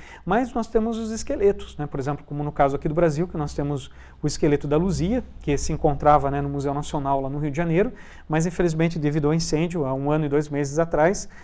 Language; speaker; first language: Portuguese; native; Portuguese